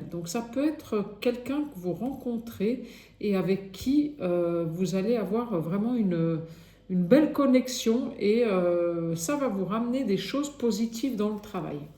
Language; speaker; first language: French; native; French